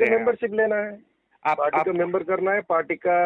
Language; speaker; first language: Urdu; non-native, local second language; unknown